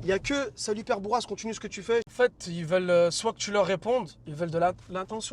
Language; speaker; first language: French; native; French